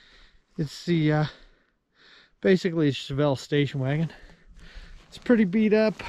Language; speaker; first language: English; native; English